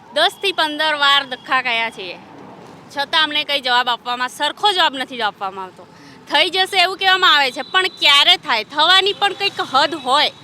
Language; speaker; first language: Gujarati; native; Gujarati